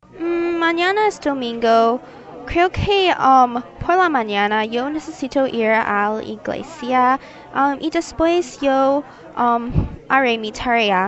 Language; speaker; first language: Spanish; non-native, learner; English